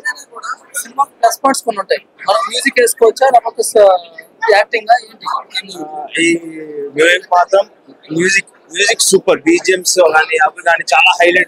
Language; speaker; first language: Telugu; native; Telugu